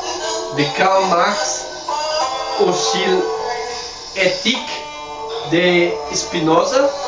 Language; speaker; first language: French; non-native, learner; Spanish